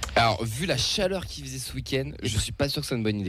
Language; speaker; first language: French; native; French